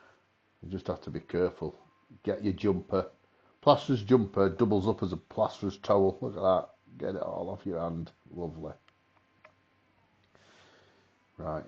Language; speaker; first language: English; native; English